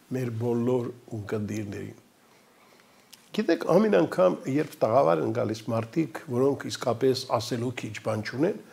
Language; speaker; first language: Armenian; native; Armenian